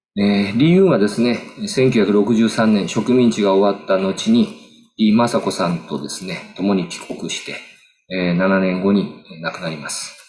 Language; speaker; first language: Japanese; native; Japanese